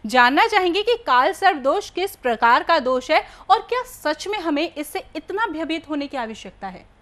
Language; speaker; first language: Hindi; native; Hindi